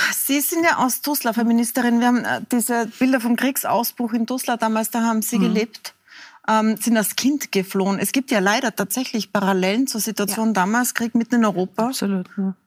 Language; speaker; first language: German; native; German